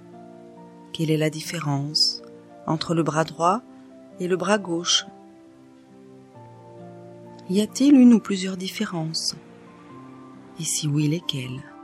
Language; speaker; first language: French; native; French